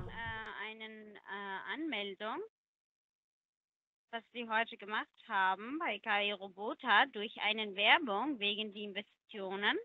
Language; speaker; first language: German; non-native, learner; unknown